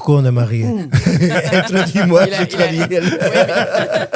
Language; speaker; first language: French; non-native, learner; Armenian